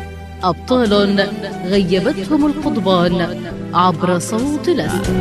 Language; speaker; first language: Arabic; native; Arabic